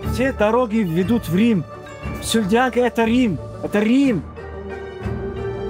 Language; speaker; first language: Russian; native; Russian